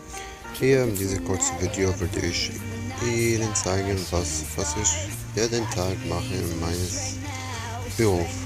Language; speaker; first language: German; non-native, learner; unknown